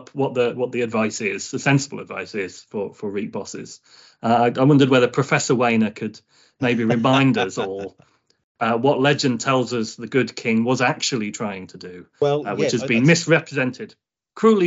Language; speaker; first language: English; native; English